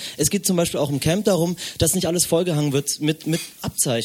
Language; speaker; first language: German; native; German